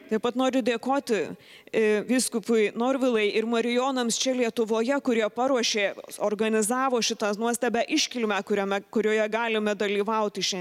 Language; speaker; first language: Lithuanian; native; Lithuanian